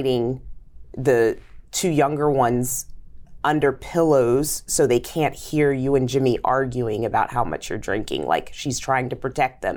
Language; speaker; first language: English; native; English